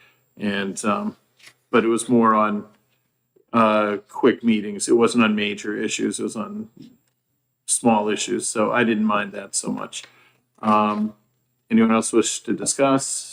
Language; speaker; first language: English; native; English